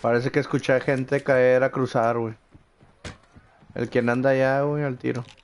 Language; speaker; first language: Spanish; early bilingual, heritage; Spanish